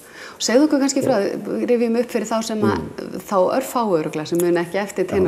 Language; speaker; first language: Icelandic; native; Icelandic